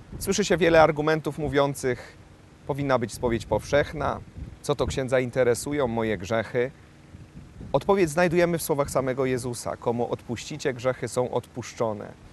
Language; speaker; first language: Polish; native; Polish